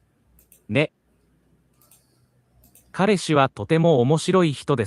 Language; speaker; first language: Japanese; non-native, learner; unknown